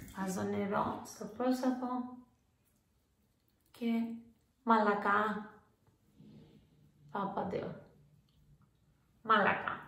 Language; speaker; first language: Greek; early bilingual, heritage; English